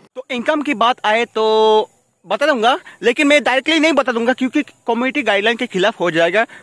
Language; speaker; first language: Hindi; non-native, local second language; Bangla